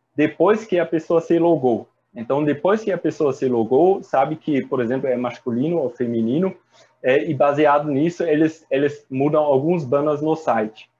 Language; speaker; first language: Portuguese; non-native, fluent; German